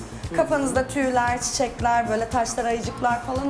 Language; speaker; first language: Turkish; native; Turkish